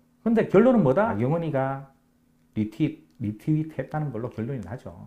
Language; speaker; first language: Korean; native; Korean